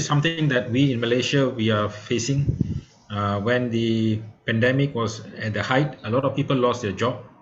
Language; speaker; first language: English; non-native, local second language; Malay